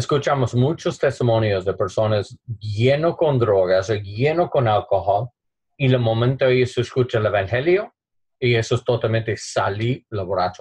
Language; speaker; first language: Spanish; non-native, learner; English